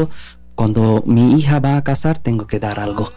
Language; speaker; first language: Spanish; non-native, learner; Bangla